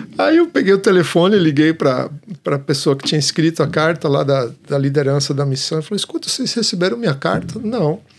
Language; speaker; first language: Portuguese; native; Portuguese